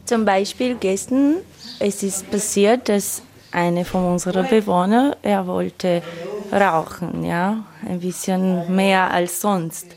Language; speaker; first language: German; non-native, fluent; Romanian